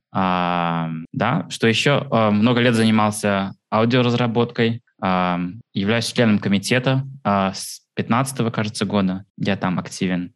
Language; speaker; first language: Russian; early bilingual, heritage; Russian